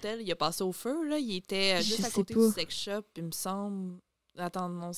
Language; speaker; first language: French; native; French